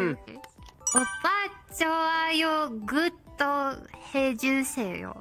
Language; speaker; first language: Korean; non-native, learner; Japanese